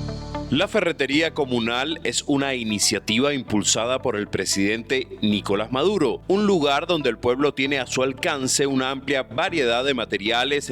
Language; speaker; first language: Spanish; native; Spanish